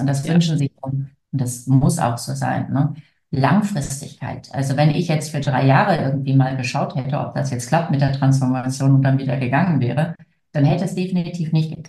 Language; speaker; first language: German; native; German